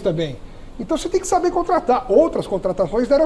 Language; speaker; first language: Portuguese; native; Portuguese